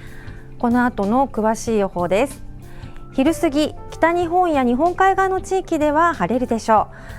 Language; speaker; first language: Japanese; native; Japanese